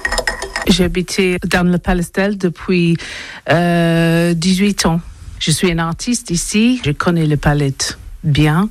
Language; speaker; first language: French; non-native, learner; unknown